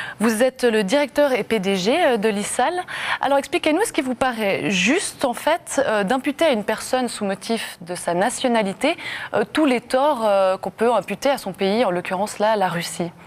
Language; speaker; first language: French; native; French